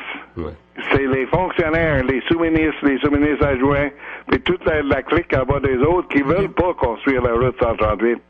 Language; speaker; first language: French; native; French